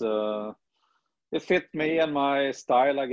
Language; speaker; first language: English; non-native, fluent; Swedish